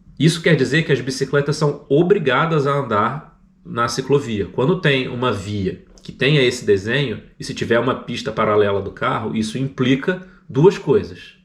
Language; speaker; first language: Portuguese; native; Portuguese